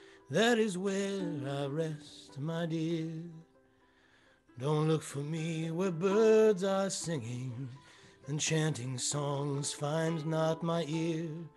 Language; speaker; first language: English; native; English